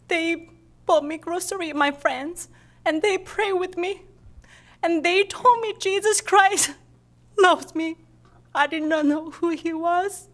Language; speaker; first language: English; non-native, fluent; Korean